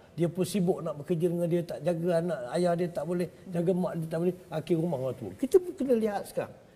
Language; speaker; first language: Malay; native; Malay